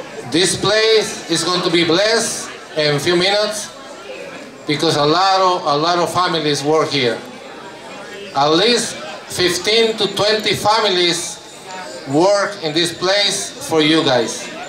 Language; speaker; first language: English; non-native, fluent; Spanish